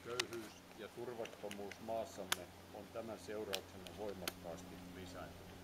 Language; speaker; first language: Finnish; native; Finnish